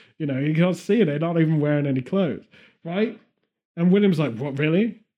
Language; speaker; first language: English; native; English